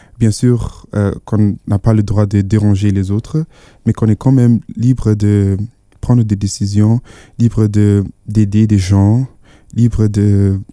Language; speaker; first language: French; non-native, fluent; Yoruba